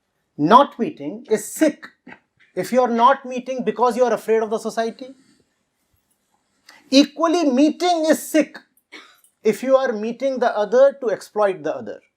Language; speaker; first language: English; non-native, local second language; Hindi